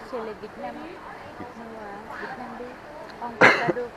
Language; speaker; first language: French; non-native, learner; Vietnamese